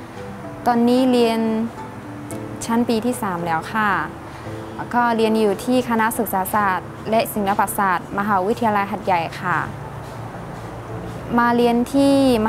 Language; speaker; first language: Thai; non-native, learner; Chinese